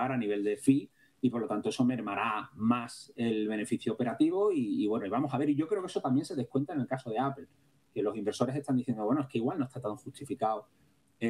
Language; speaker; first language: Spanish; native; Spanish